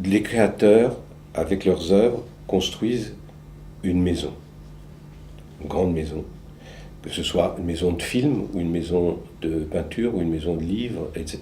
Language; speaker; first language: French; early bilingual, other home language; Romanian